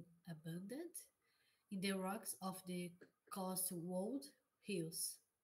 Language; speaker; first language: English; non-native, learner; Portuguese